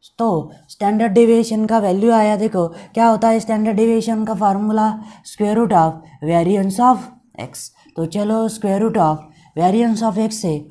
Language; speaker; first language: Hindi; non-native, local second language; Marathi